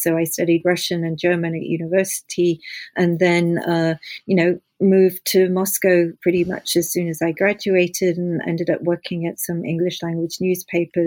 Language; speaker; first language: English; native; English